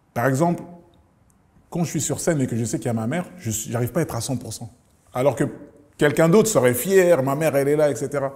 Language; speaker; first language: French; early bilingual, other home language; Lingala